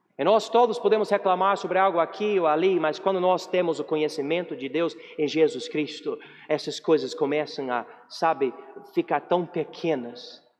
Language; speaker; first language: Portuguese; non-native, fluent; English